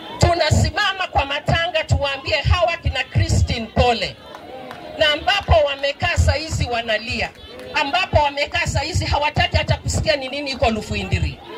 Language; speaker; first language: Swahili; non-native, local second language; Luyia